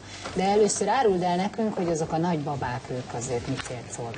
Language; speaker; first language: Hungarian; native; Hungarian